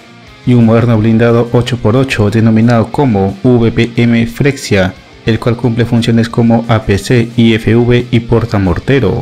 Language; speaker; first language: Spanish; native; Spanish